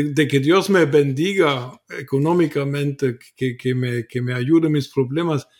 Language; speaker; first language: Spanish; non-native, fluent; German